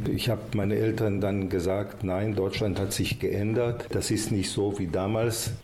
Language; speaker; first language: German; early bilingual, heritage; Hebrew